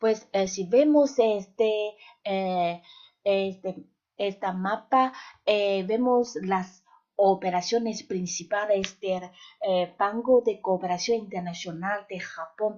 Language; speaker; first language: Spanish; non-native, fluent; Chinese